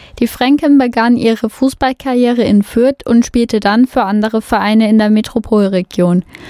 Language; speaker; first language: German; native; German